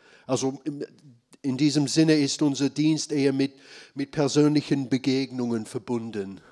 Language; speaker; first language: German; non-native, fluent; English